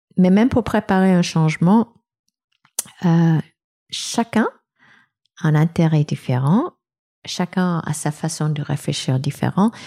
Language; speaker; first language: French; non-native, fluent; English